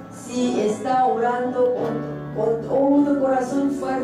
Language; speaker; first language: Spanish; non-native, learner; Korean